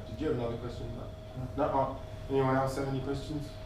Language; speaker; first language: English; native; English